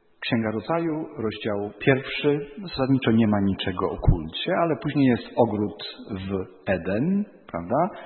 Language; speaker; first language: Polish; native; Polish